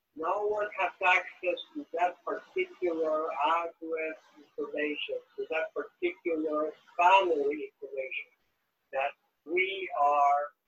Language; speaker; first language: English; non-native, local second language; Spanish